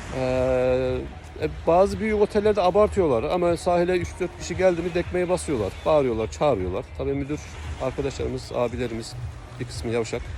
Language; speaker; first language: Turkish; native; Turkish